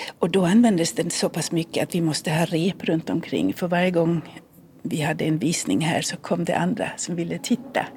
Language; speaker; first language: Swedish; early bilingual, heritage; Swedish